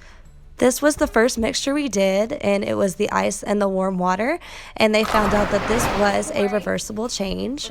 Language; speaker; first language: English; native; English